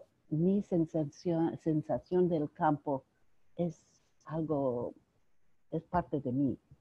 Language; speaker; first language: Spanish; non-native, fluent; English